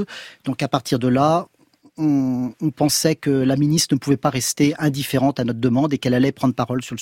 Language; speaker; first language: French; native; French